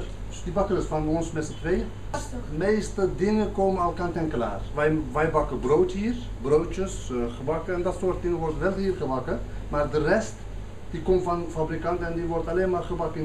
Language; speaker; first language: Dutch; non-native, fluent; Turkish